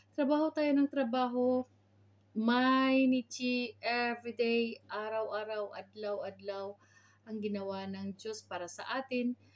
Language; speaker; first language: Filipino; non-native, local second language; Cebuano